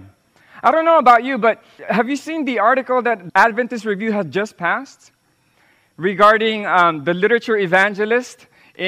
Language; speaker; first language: English; non-native, local second language; Filipino